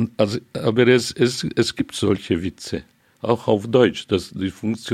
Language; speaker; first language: German; non-native, fluent; Hungarian